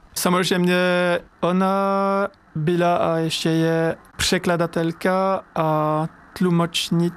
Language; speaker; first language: Czech; non-native, learner; French